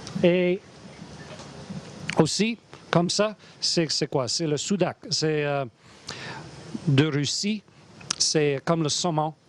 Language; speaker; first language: French; non-native, learner; English